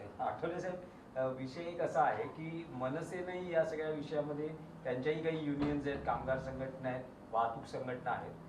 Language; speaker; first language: Marathi; native; Marathi